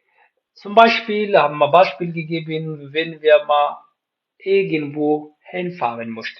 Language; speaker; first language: German; non-native, fluent; Pashto